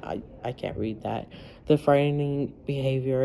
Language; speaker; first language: English; native; English